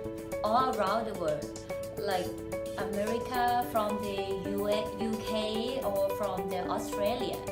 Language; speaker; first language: English; non-native, fluent; Thai